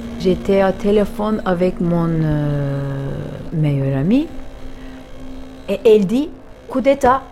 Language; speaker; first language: French; non-native, learner; Turkish